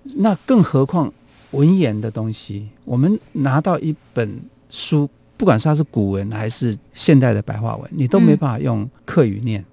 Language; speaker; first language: Chinese; non-native, local second language; Hakka Chinese